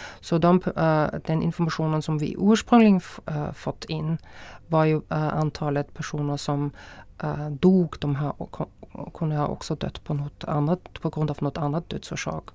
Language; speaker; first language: Swedish; non-native, fluent; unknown